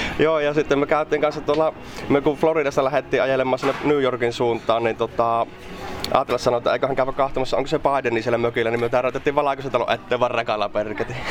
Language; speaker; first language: Finnish; native; Finnish